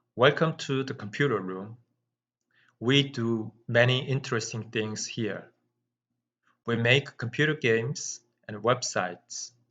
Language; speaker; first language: English; non-native, fluent; Korean